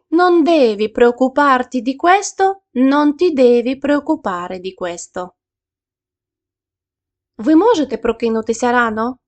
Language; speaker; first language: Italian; non-native, fluent; Ukrainian